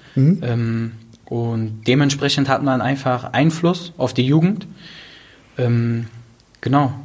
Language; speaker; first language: German; native; German